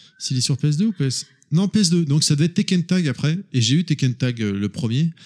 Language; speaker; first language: French; native; French